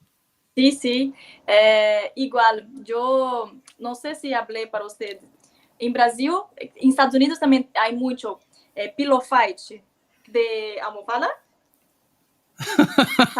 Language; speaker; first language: Spanish; non-native, learner; Portuguese